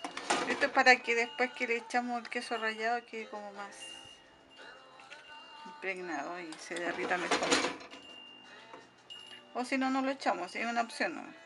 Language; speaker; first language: Spanish; native; Spanish